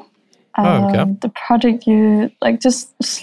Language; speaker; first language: English; non-native, fluent; Danish